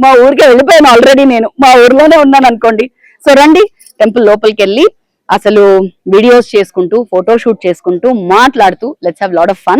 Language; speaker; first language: Telugu; non-native, local second language; Bangla